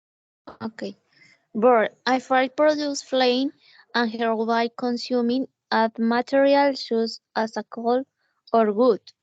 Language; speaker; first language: English; non-native, learner; Spanish